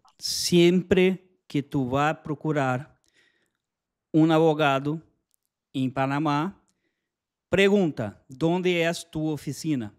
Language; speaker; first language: Spanish; non-native, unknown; Portuguese